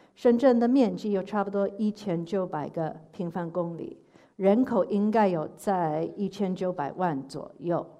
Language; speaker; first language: Chinese; non-native, fluent; English